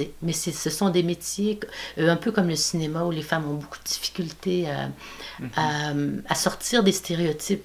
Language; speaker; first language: French; native; French